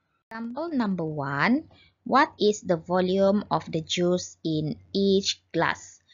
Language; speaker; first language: English; non-native, local second language; Malay